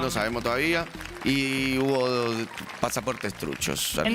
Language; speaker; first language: Spanish; native; Spanish